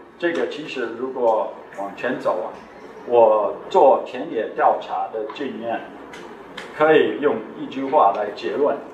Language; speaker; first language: Chinese; non-native, fluent; English